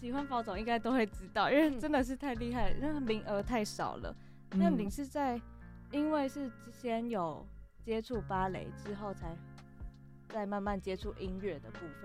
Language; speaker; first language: Chinese; native; Chinese